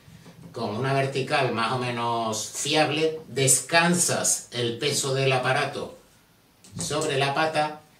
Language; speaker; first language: Spanish; native; Spanish